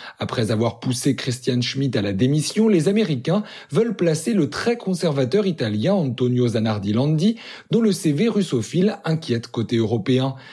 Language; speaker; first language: French; native; French